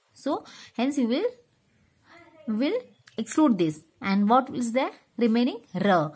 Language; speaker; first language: English; non-native, local second language; Tamil